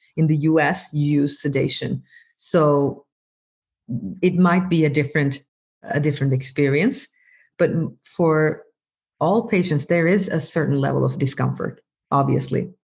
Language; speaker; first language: English; non-native, fluent; Norwegian